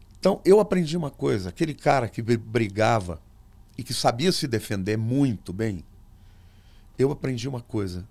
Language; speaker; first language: Portuguese; native; Portuguese